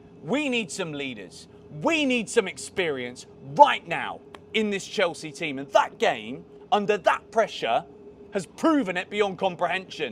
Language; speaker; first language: English; native; English